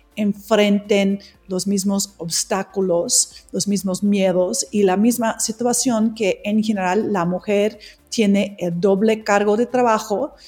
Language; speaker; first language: Spanish; non-native, fluent; English